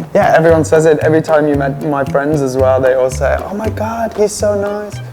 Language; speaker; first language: English; native; English